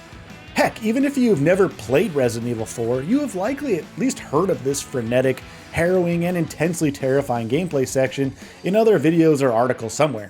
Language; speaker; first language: English; native; English